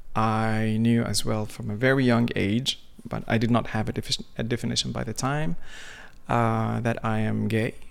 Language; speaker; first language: English; non-native, fluent; Arabic